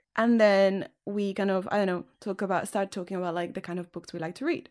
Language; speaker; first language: English; non-native, fluent; Spanish